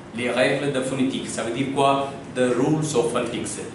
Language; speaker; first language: French; non-native, fluent; Hindi